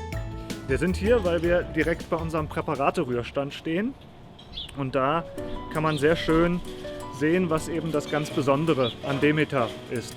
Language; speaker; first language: German; native; German